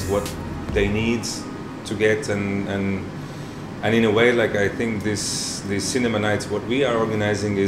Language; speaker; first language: English; non-native, fluent; Latvian